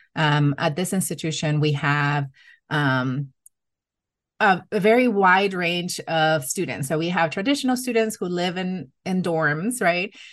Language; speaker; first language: English; non-native, fluent; Spanish